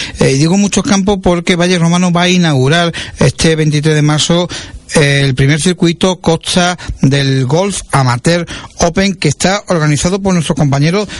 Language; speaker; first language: Spanish; native; Spanish